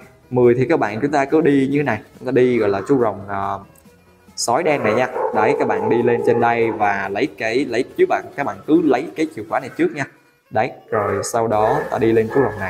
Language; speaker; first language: Vietnamese; native; Vietnamese